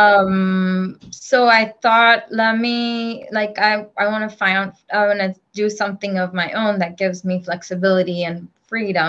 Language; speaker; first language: English; non-native, local second language; Gujarati